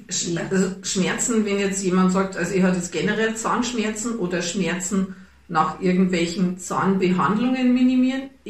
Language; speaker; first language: German; native; German